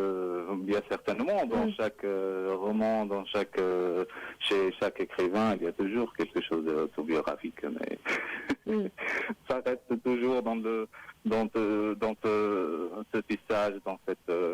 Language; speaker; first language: French; non-native, local second language; Arabic